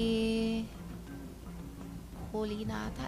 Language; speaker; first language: Filipino; non-native, learner; Chinese